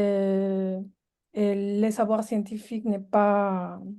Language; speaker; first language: French; non-native, fluent; Spanish